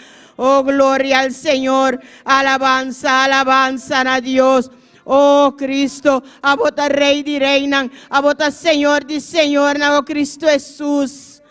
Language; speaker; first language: Spanish; non-native, learner; Papiamento